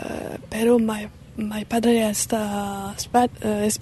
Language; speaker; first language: Spanish; early bilingual, heritage; French